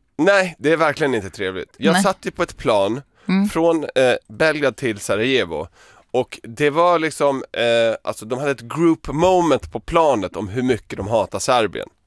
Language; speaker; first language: Swedish; early bilingual, other home language; Serbian